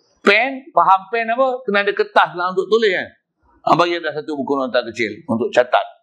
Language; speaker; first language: Malay; native; Malay